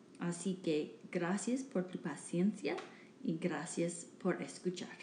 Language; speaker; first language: Spanish; non-native, fluent; English